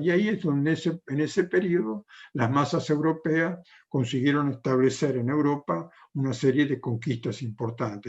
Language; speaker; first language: Spanish; non-native, fluent; Italian